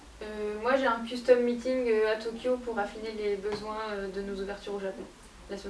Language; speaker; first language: French; native; French